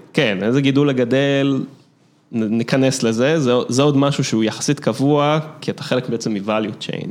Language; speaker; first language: Hebrew; early bilingual, other home language; English